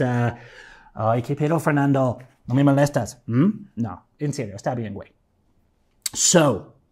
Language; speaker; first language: Spanish; non-native, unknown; English